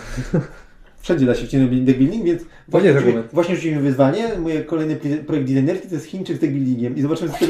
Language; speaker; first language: Polish; native; Polish